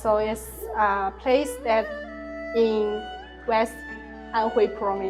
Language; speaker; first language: English; non-native, learner; Chinese